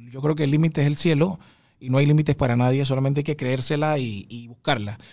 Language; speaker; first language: Spanish; native; Spanish